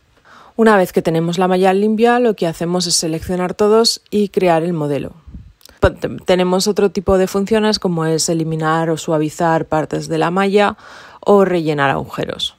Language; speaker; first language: Spanish; native; Spanish